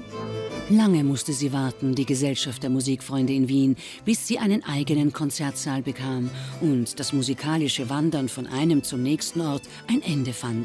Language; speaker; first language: German; native; German